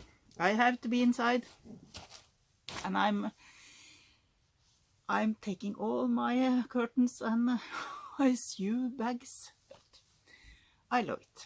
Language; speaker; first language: English; non-native, learner; Norwegian